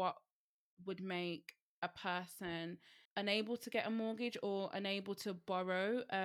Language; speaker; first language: English; native; English